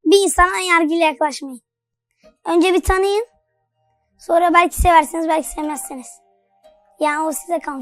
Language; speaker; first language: Turkish; early bilingual, other home language; Arabic